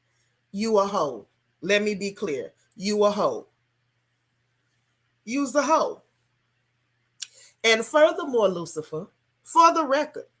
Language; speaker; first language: English; native; English